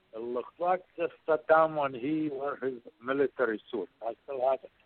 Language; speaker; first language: English; non-native, fluent; Arabic